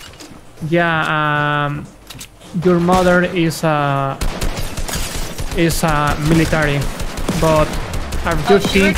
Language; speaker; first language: English; non-native, learner; Spanish